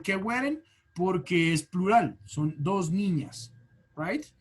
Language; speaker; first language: Spanish; native; Spanish